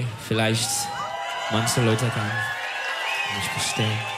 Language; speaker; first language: German; non-native, learner; Turkish